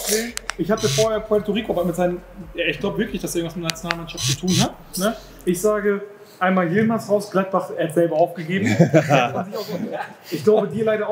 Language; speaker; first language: German; native; German